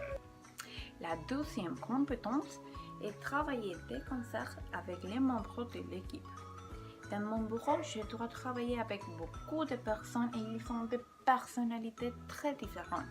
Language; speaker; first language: French; non-native, learner; Spanish